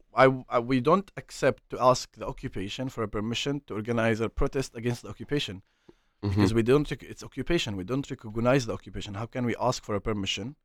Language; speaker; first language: English; non-native, fluent; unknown